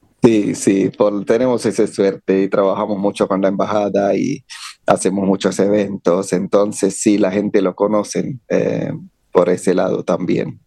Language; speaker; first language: Spanish; non-native, fluent; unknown